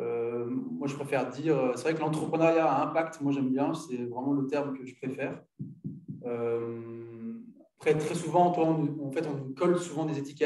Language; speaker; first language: French; native; French